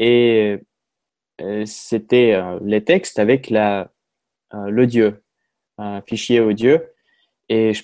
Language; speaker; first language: French; non-native, fluent; Russian